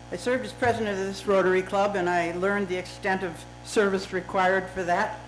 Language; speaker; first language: English; native; English